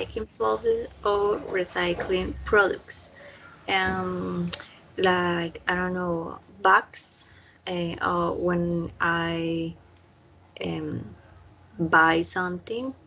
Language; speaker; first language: English; non-native, learner; Spanish